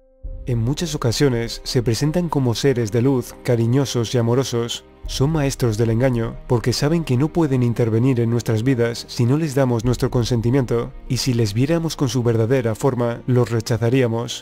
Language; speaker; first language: Spanish; native; Spanish